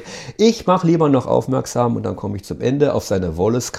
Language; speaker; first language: German; native; German